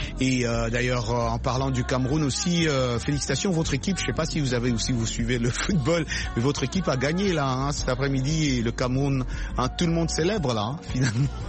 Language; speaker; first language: French; non-native, local second language; Lingala